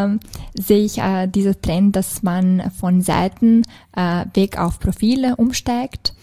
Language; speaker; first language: German; non-native, fluent; Serbian